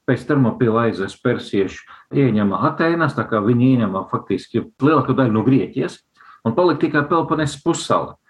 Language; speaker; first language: Latvian; non-native, local second language; Russian